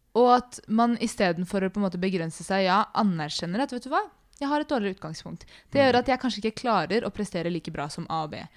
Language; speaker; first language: Norwegian; early bilingual, other home language; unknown